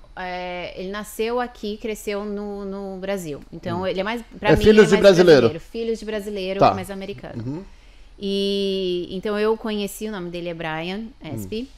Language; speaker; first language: Portuguese; native; Portuguese